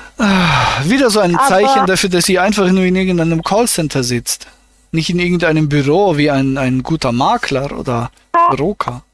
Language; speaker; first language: German; native; German